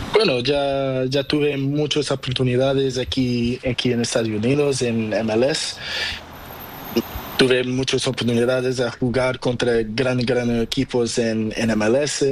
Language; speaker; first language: Spanish; non-native, learner; Portuguese